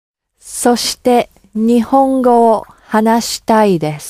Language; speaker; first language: Japanese; non-native, learner; English